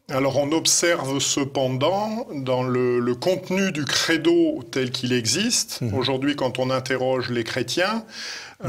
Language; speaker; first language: French; native; French